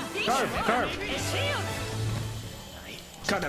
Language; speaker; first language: English; native; English